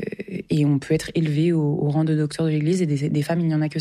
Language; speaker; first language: French; native; French